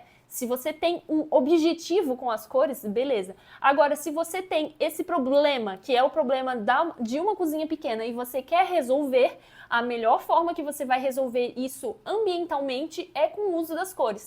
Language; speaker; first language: Portuguese; native; Portuguese